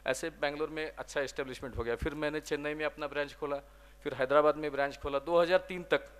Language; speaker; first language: Hindi; non-native, local second language; Marathi